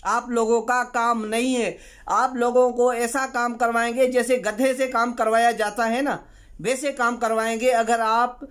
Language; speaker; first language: Urdu; non-native, local second language; Sindhi